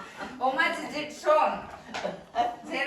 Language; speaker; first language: German; non-native, learner; Marathi